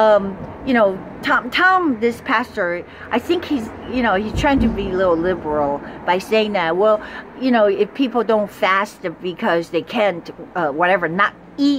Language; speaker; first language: English; non-native, fluent; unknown